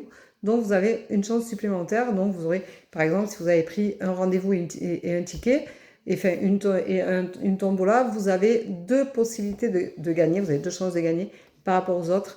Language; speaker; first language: French; native; French